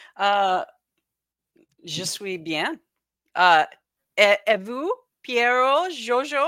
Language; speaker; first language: French; non-native, learner; English